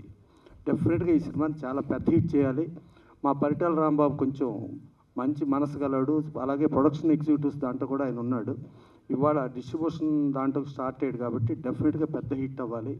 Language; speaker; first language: Telugu; native; Telugu